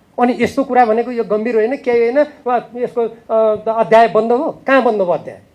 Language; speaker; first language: Nepali; native; Nepali